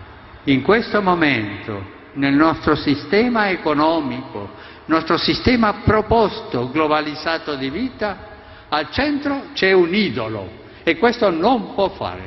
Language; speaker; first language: Italian; non-native, fluent; Spanish